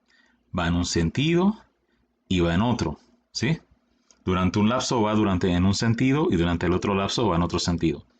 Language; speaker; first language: Spanish; native; Spanish